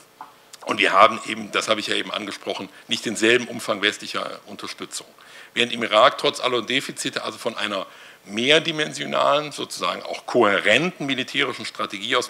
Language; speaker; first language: German; native; German